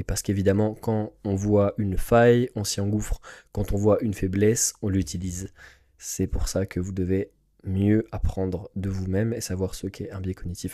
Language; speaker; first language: French; native; French